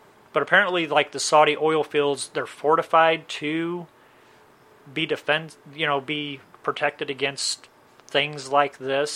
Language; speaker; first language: English; native; English